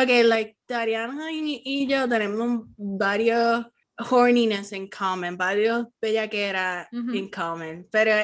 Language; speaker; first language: Spanish; early bilingual, heritage; Spanish